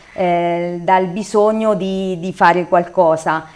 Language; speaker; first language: Italian; native; Italian